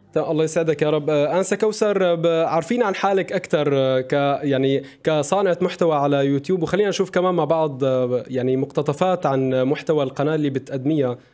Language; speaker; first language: Arabic; native; Arabic